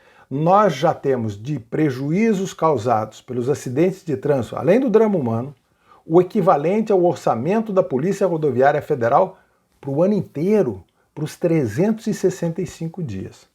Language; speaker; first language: Portuguese; native; Portuguese